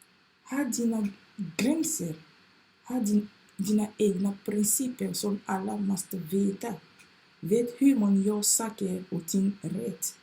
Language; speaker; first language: Swedish; non-native, fluent; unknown